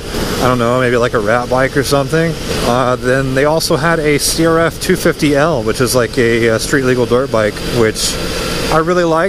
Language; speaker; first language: English; native; English